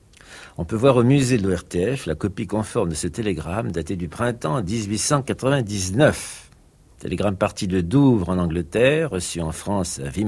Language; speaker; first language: French; native; French